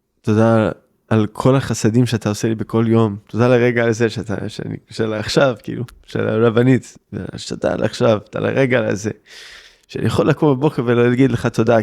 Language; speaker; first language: Hebrew; early bilingual, heritage; English